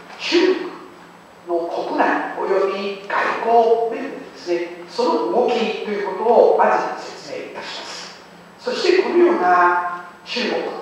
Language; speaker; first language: Japanese; non-native, fluent; Chinese